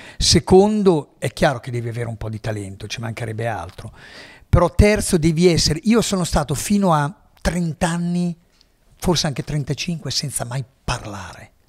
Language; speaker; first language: Italian; native; Italian